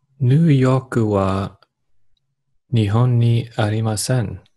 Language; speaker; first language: Japanese; non-native, learner; English